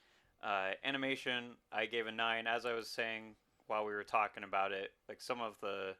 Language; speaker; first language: English; native; English